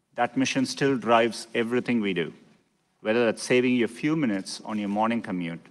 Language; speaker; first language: English; non-native, local second language; Tamil